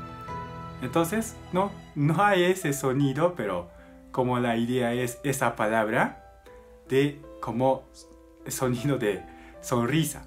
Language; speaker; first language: Spanish; non-native, learner; Japanese